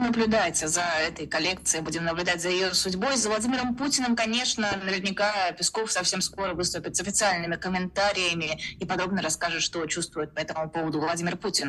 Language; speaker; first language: Russian; native; Russian